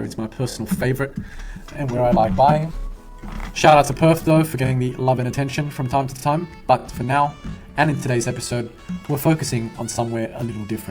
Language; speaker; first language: English; native; English